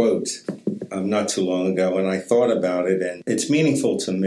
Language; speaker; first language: English; native; English